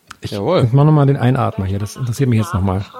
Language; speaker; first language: German; native; German